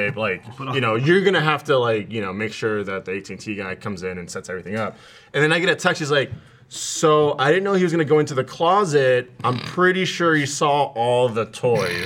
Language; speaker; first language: English; native; English